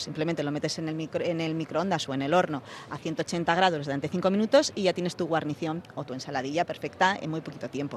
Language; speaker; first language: Spanish; native; Spanish